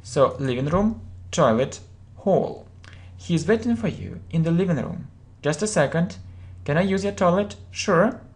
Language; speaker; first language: English; non-native, fluent; Russian